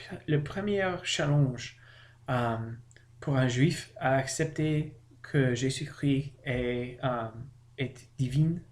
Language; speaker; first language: French; non-native, learner; English